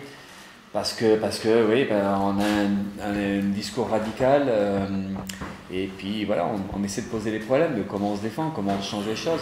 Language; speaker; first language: French; native; French